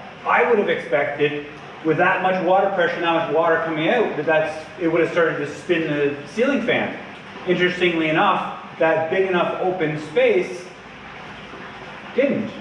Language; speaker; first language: English; native; English